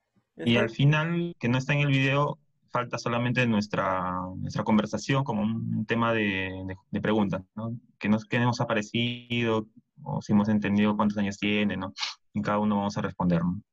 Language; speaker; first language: Spanish; native; Spanish